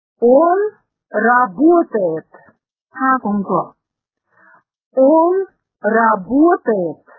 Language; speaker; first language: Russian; non-native, fluent; Chinese